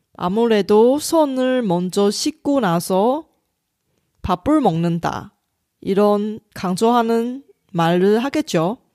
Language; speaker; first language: Korean; non-native, fluent; Chinese